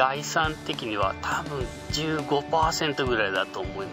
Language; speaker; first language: Japanese; non-native, fluent; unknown